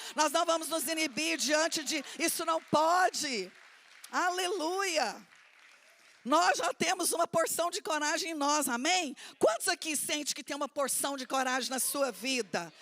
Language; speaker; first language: Portuguese; native; Portuguese